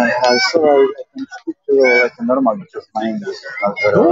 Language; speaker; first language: English; non-native, learner; Polish